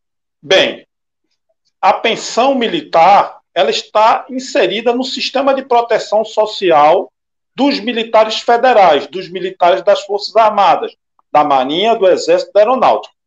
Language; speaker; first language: Portuguese; native; Portuguese